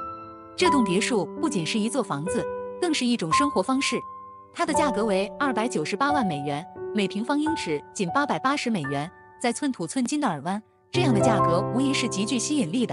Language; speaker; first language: Chinese; native; Chinese